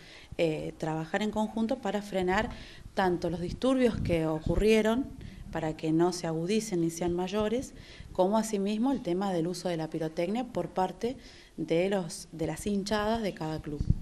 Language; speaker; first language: Spanish; native; Spanish